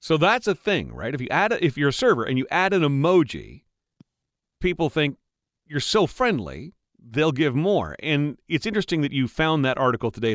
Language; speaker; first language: English; native; English